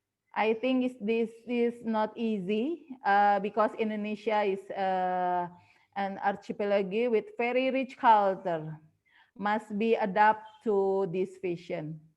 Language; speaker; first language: English; non-native, learner; Indonesian